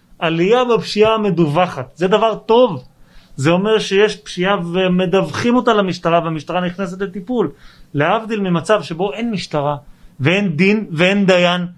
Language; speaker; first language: Hebrew; native; Hebrew